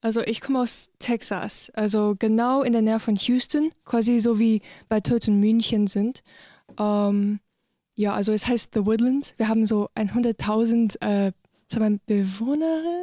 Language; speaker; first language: German; non-native, learner; English